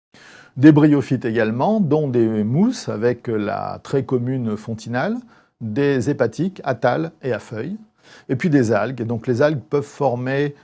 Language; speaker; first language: French; native; French